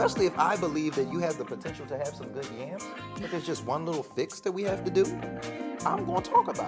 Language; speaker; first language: English; native; English